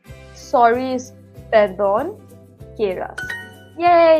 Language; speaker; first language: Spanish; non-native, learner; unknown